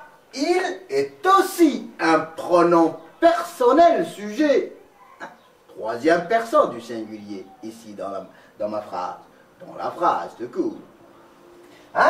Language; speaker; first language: French; non-native, local second language; Arabic